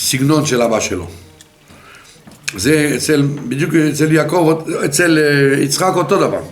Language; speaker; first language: Hebrew; non-native, fluent; French